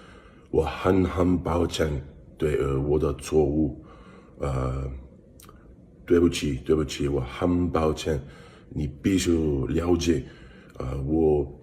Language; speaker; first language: Chinese; non-native, learner; English